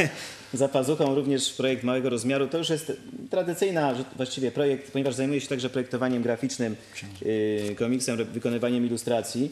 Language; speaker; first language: Polish; native; Polish